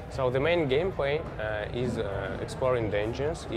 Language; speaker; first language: English; non-native, fluent; Russian